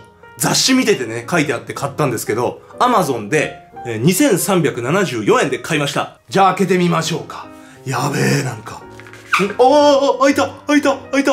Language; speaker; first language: Japanese; native; Japanese